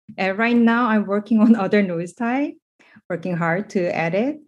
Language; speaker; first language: English; non-native, fluent; Korean